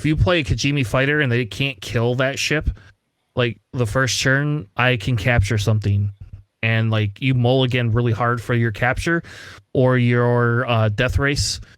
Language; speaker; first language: English; native; English